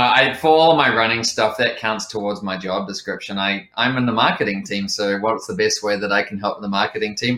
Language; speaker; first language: English; native; English